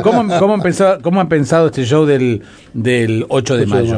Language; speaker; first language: Spanish; native; Spanish